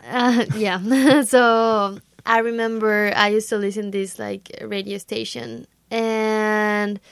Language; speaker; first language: English; non-native, fluent; Spanish